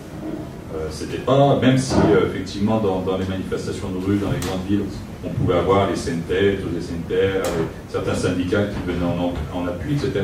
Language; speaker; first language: French; native; French